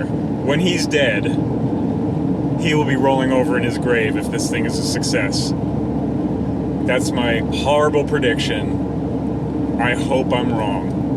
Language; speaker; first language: English; native; English